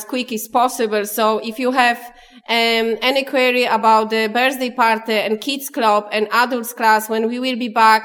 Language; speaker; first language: English; non-native, learner; Polish